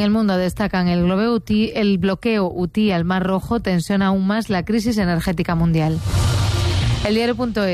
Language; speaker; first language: Spanish; native; Spanish